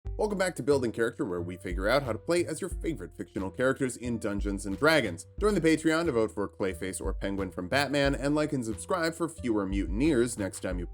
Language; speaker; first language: English; native; English